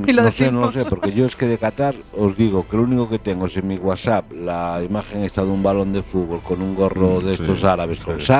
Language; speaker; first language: Spanish; native; Spanish